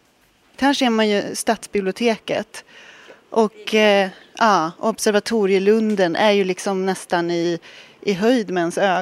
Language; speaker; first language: Swedish; native; Swedish